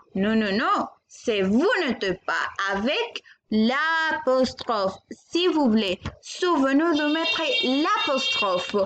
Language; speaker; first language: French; non-native, learner; Spanish